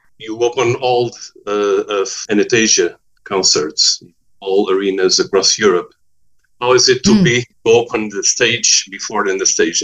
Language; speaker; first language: English; non-native, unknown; Portuguese